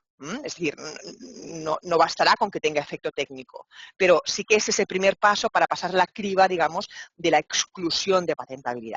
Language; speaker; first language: Spanish; native; Spanish